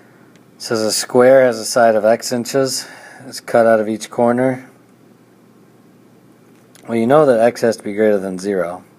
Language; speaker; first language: English; native; English